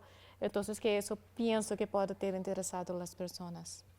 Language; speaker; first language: Spanish; non-native, learner; Portuguese